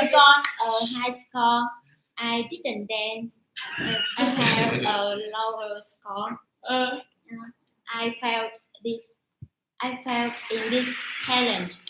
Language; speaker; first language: English; non-native, learner; Vietnamese